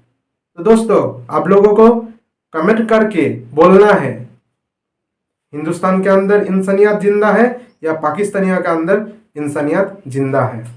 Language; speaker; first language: Hindi; non-native, local second language; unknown